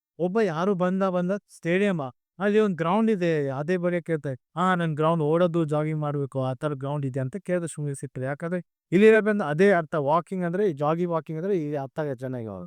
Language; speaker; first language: Kannada; non-native, local second language; Lambadi